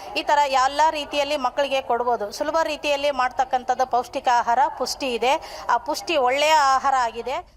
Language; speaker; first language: Kannada; native; Kannada